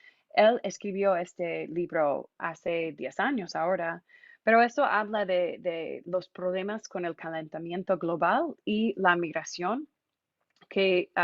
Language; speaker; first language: Spanish; non-native, fluent; English